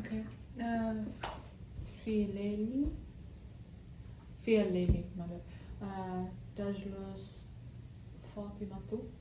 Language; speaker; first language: Arabic; non-native, learner; English